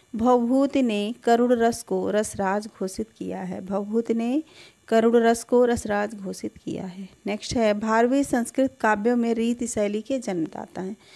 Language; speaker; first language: Hindi; native; Hindi